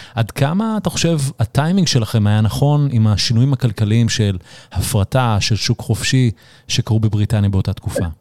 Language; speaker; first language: Hebrew; early bilingual, other home language; Arabic